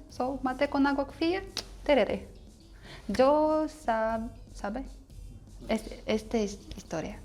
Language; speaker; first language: Spanish; non-native, learner; Russian